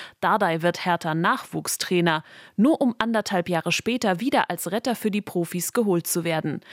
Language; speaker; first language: German; native; German